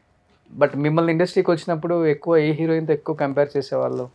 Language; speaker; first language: Telugu; native; Telugu